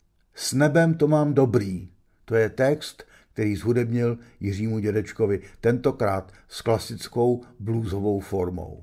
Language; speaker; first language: Czech; native; Czech